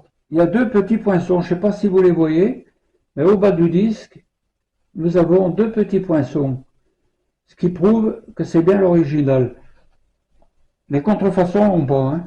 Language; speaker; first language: French; native; French